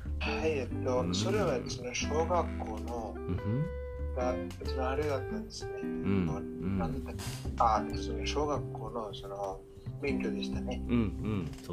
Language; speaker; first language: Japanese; non-native, learner; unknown